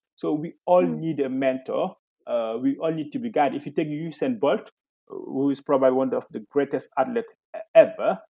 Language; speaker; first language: English; non-native, fluent; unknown